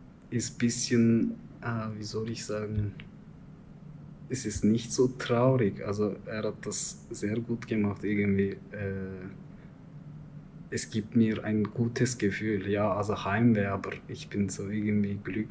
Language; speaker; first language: German; non-native, learner; Turkish